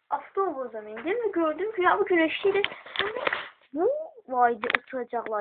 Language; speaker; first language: Turkish; non-native, learner; Azerbaijani